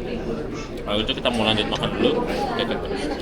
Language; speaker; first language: Indonesian; native; Indonesian